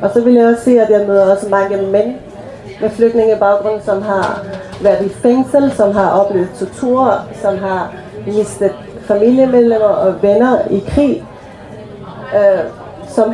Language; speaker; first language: Danish; early bilingual, other home language; Persian